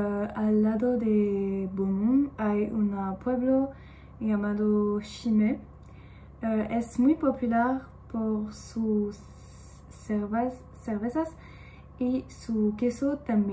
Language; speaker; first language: Spanish; non-native, learner; French